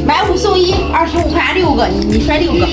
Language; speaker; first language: Chinese; native; Chinese